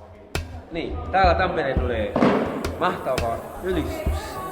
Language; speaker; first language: Finnish; non-native, fluent; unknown